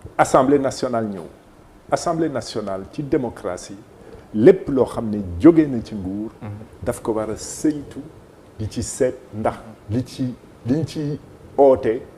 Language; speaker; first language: Wolof; native; Wolof